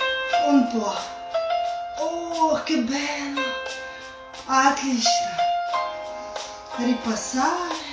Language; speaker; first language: Italian; non-native, learner; Russian